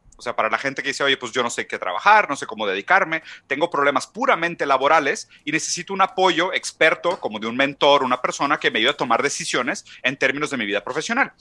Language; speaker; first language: Spanish; non-native, fluent; Portuguese